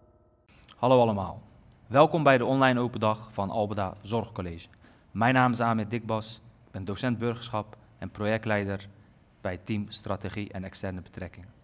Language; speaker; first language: Dutch; native; Dutch